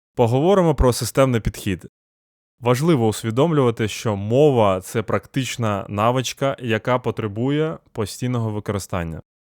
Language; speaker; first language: Ukrainian; non-native, local second language; Russian